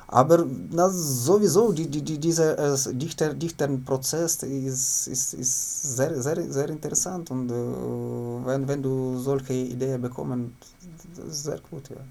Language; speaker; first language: German; non-native, learner; Ukrainian